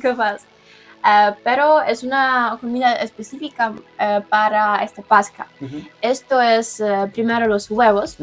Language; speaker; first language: Spanish; non-native, learner; Ukrainian